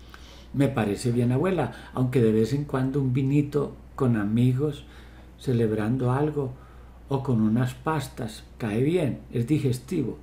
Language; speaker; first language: Spanish; native; Spanish